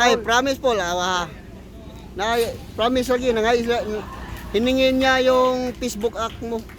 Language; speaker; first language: Filipino; non-native, local second language; Cebuano